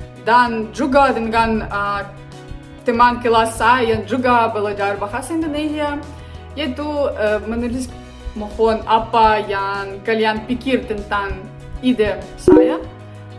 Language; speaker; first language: Indonesian; non-native, learner; Ukrainian